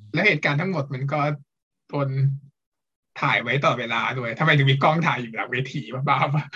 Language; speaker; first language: Thai; native; Thai